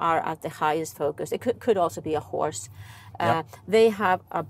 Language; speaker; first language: English; non-native, fluent; Swedish